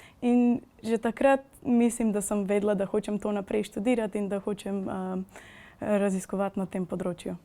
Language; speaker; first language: Slovenian; non-native, fluent; Macedonian